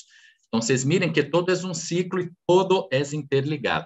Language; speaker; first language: Spanish; non-native, fluent; Portuguese